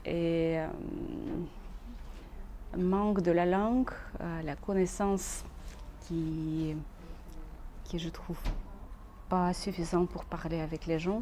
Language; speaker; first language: French; non-native, learner; Russian